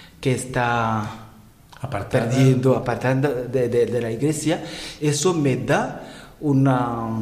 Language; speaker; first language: Spanish; non-native, learner; Rundi